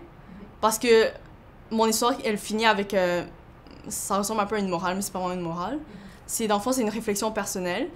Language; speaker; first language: French; early bilingual, other home language; Chinese